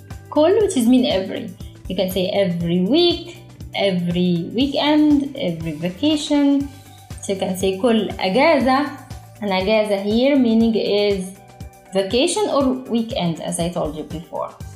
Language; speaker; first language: English; non-native, fluent; Arabic